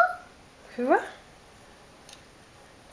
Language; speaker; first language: French; native; French